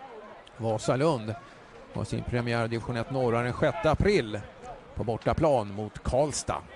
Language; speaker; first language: Swedish; native; Swedish